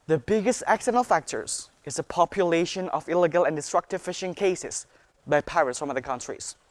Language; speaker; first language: English; non-native, learner; Indonesian